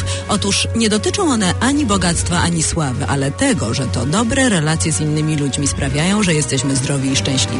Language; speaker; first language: Polish; native; Polish